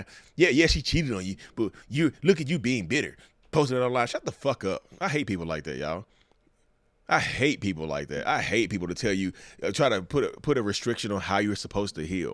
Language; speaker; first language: English; native; English